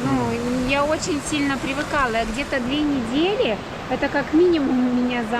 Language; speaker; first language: Russian; native; Russian